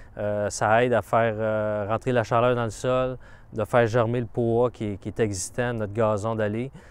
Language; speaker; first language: French; native; French